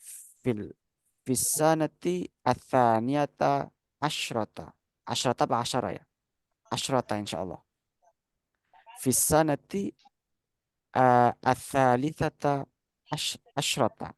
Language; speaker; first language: Arabic; non-native, fluent; Indonesian